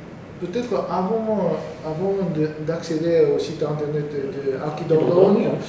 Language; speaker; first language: French; non-native, learner; Korean